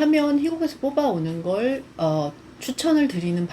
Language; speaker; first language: Korean; native; Korean